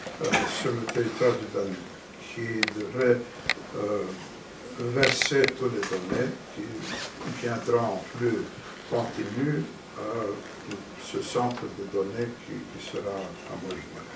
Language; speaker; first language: French; non-native, fluent; Romanian